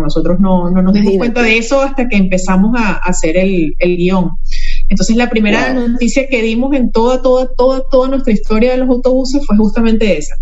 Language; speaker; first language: Spanish; native; Spanish